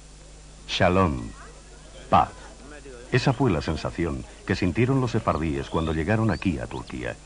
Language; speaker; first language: Spanish; native; Spanish